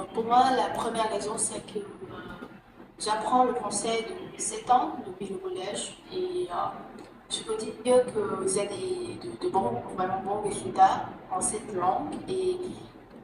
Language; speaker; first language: French; non-native, fluent; Vietnamese